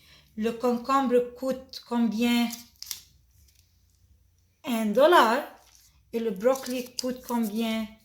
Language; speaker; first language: French; non-native, fluent; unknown